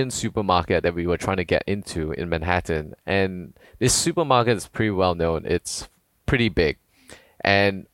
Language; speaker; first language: English; native; English